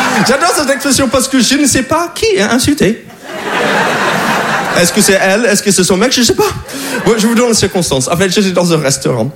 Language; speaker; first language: French; non-native, fluent; English